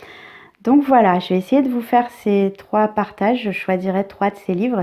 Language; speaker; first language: French; native; French